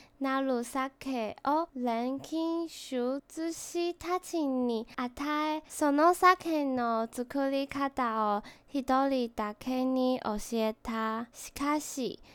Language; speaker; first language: Japanese; non-native, learner; Chinese